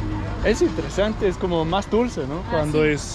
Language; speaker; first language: Spanish; non-native, learner; Danish